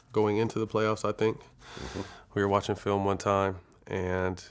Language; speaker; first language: English; native; English